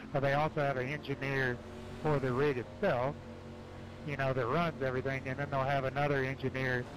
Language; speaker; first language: English; native; English